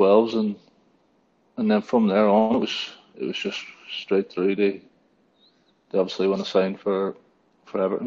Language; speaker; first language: English; native; English